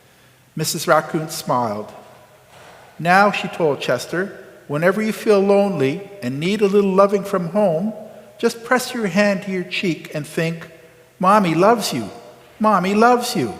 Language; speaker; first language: English; native; English